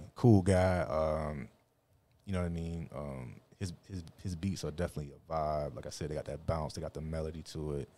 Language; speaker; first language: English; native; English